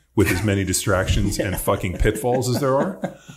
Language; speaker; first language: English; native; English